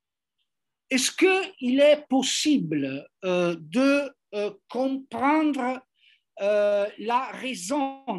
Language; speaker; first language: French; non-native, fluent; Italian